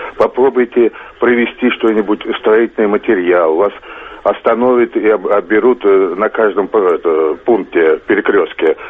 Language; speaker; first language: Russian; native; Russian